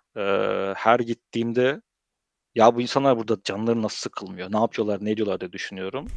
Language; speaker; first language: Turkish; early bilingual, heritage; Turkish